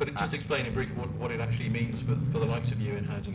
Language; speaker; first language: English; native; English